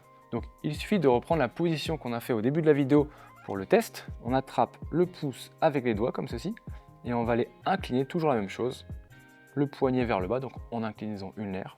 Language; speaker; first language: French; native; French